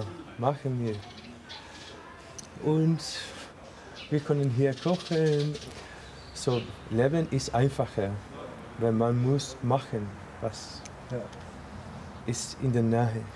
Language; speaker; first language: German; non-native, learner; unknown